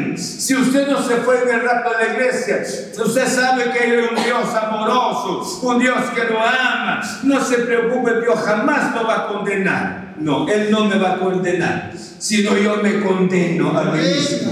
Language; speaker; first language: Spanish; native; Spanish